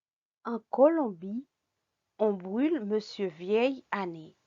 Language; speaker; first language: French; non-native, fluent; Spanish